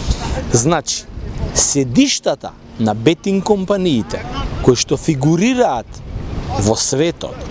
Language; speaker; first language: Macedonian; native; Macedonian